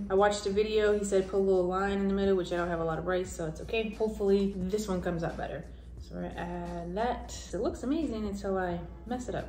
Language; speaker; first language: English; native; English